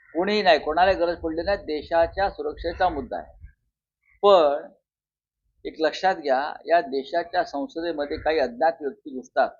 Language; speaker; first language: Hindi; non-native, local second language; Marathi